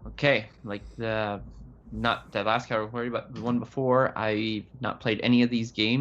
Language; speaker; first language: English; native; English